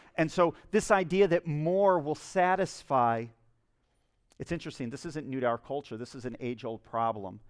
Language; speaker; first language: English; native; English